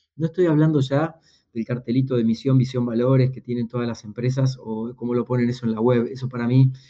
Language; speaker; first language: Spanish; native; Spanish